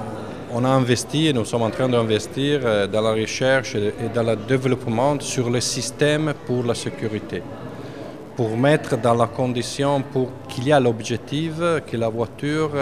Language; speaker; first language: French; non-native, fluent; Italian